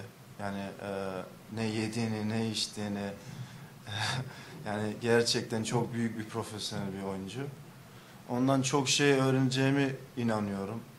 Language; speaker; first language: Turkish; early bilingual, heritage; English